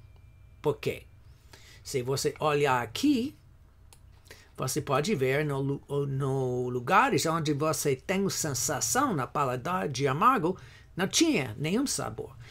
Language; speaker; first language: Portuguese; non-native, fluent; English